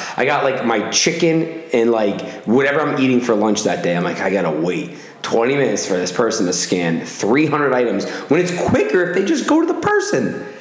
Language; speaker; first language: English; native; English